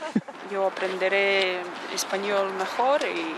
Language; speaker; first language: Spanish; non-native, learner; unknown